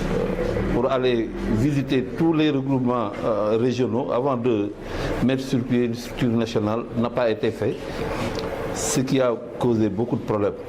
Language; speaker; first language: French; non-native, local second language; Wolof